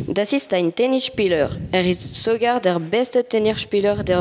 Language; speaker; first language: German; non-native, learner; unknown